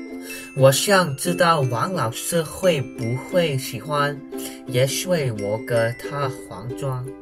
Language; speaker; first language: Chinese; non-native, learner; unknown